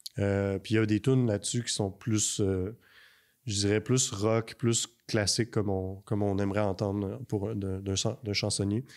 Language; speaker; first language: French; native; French